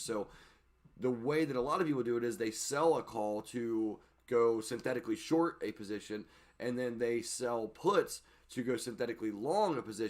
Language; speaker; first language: English; native; English